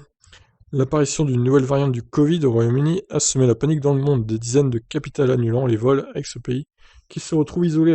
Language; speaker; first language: French; native; French